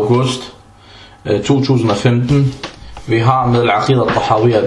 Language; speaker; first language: Danish; early bilingual, other home language; Arabic